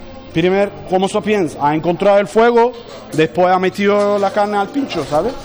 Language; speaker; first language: Spanish; non-native, learner; Turkish